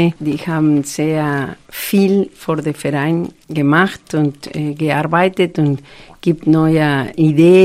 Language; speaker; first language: German; non-native, fluent; Spanish